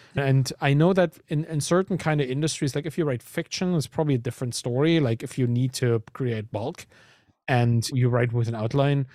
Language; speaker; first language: English; non-native, fluent; German